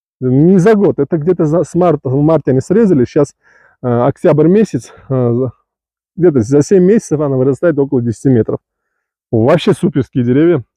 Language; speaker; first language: Russian; non-native, local second language; Uzbek